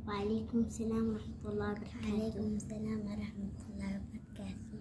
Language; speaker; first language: Arabic; non-native, learner; Somali